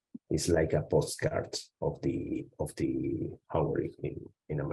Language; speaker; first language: English; non-native, learner; Spanish